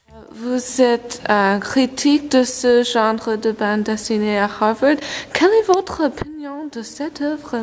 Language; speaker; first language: French; non-native, learner; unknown